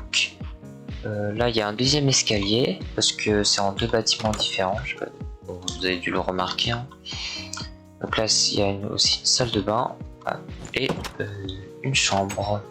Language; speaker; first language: French; native; French